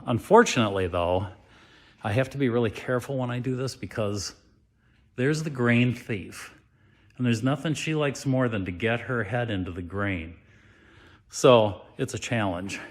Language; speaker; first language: English; native; English